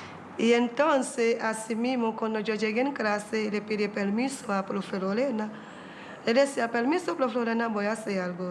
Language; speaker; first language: Spanish; non-native, fluent; Haitian Creole